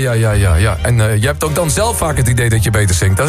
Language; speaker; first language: Dutch; native; Dutch